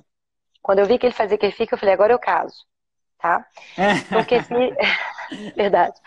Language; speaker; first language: Portuguese; native; Portuguese